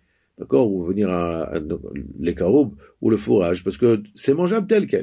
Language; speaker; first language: French; native; French